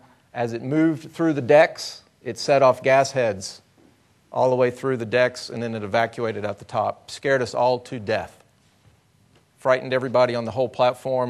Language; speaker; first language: English; native; English